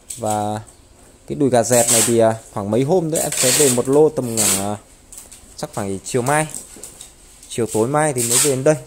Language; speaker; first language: Vietnamese; non-native, local second language; Tày